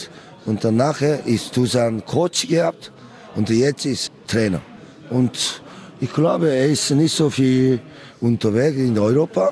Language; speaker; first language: German; non-native, learner; Korean